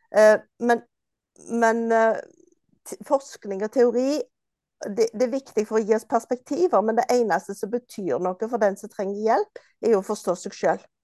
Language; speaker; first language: Norwegian; native; Norwegian